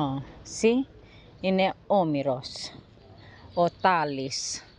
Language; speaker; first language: Greek; non-native, learner; Filipino